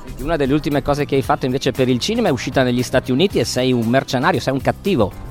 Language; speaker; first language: Italian; native; Italian